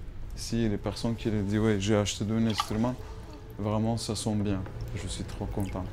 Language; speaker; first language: French; non-native, learner; Kurdish